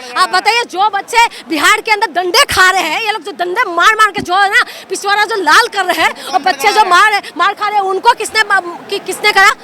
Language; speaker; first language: Hindi; non-native, local second language; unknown